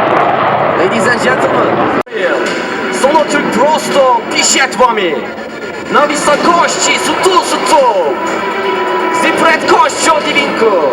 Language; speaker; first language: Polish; non-native, learner; Turkish